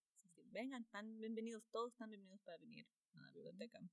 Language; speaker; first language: Spanish; early bilingual, heritage; Spanish